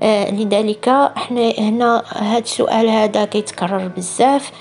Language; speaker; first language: Arabic; native; Arabic